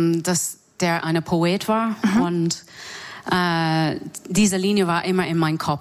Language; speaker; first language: German; non-native, fluent; English